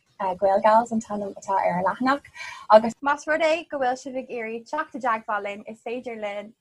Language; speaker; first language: Irish; non-native, local second language; English